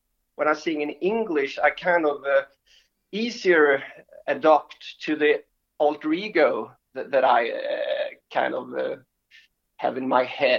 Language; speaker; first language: English; non-native, fluent; Swedish